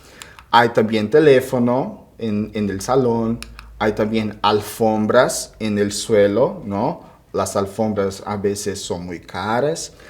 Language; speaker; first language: Spanish; non-native, fluent; Portuguese